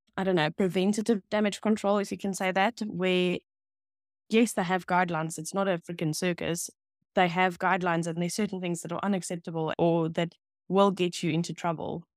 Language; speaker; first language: English; non-native, local second language; Afrikaans